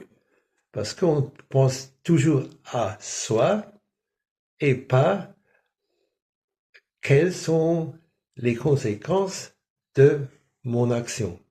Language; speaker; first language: French; non-native, fluent; German